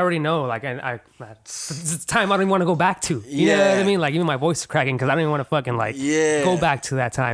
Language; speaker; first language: English; native; English